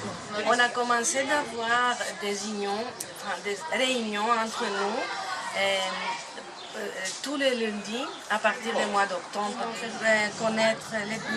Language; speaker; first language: French; non-native, fluent; Greek